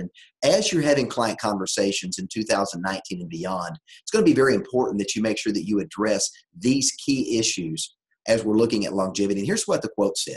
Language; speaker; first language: English; native; English